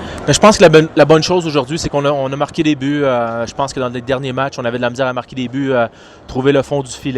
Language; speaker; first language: French; native; French